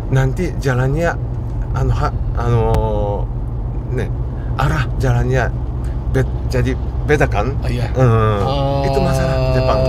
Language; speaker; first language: Indonesian; non-native, fluent; Japanese